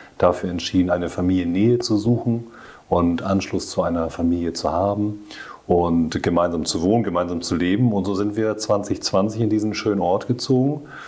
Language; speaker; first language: German; native; German